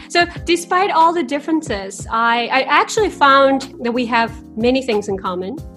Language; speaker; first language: English; non-native, fluent; Japanese